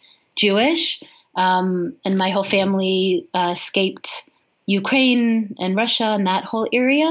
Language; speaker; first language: English; native; English